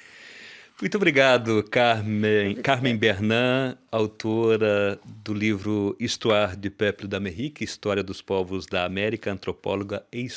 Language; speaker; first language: Portuguese; native; Portuguese